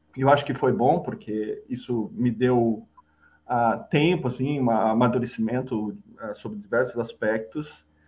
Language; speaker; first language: Portuguese; native; Portuguese